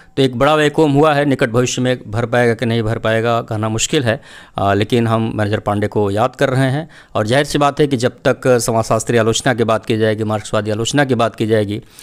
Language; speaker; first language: Hindi; native; Hindi